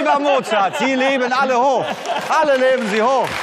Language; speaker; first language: German; native; German